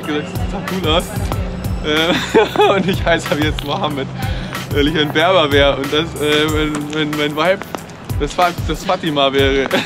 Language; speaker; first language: German; native; German